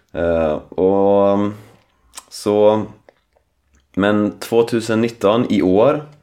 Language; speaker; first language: Swedish; native; Swedish